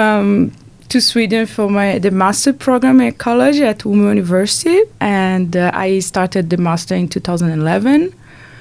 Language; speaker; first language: English; non-native, fluent; Portuguese